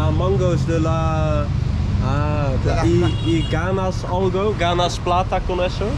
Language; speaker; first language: Spanish; non-native, learner; Dutch